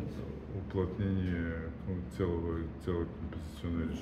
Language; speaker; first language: Russian; non-native, learner; Bulgarian